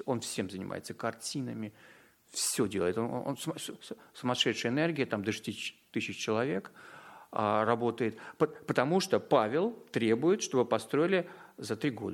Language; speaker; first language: Russian; native; Russian